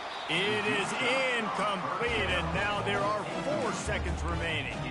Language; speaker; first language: English; native; English